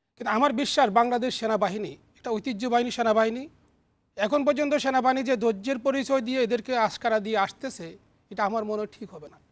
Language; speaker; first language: Bangla; native; Bangla